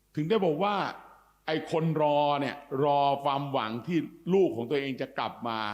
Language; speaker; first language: Thai; native; Thai